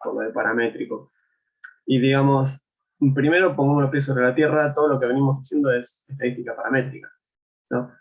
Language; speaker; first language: Spanish; native; Spanish